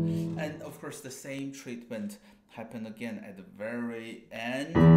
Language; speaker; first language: English; non-native, fluent; Chinese